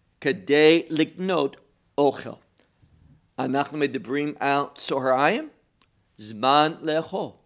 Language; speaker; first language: Hebrew; non-native, fluent; English